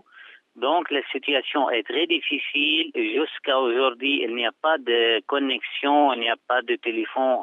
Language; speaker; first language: French; non-native, fluent; Arabic